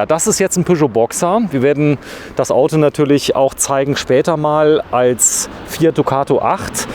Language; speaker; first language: German; native; German